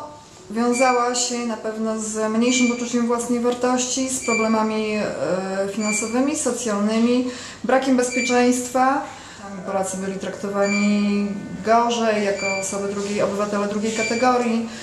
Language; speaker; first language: Polish; native; Polish